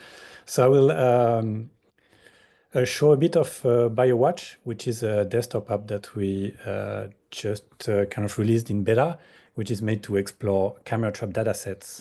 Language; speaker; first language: English; non-native, fluent; French